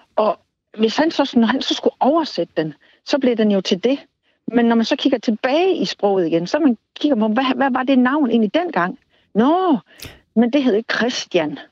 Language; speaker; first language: Danish; native; Danish